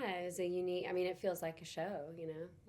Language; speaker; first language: English; native; English